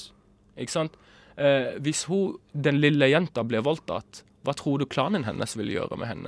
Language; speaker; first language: Norwegian; early bilingual, other home language; Arabic